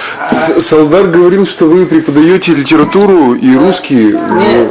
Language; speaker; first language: Russian; native; Russian